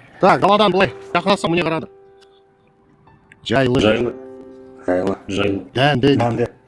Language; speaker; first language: Kazakh; non-native, local second language; Russian